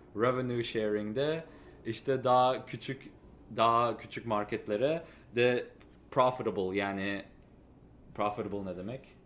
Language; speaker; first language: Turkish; early bilingual, heritage; Turkish